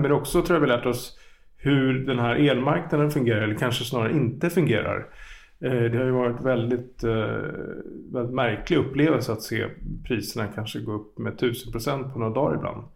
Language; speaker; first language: Swedish; native; Swedish